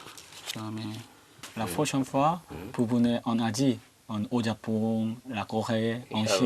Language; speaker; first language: French; non-native, learner; Korean